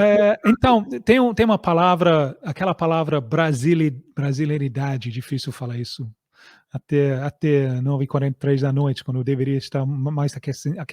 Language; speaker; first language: Portuguese; non-native, fluent; English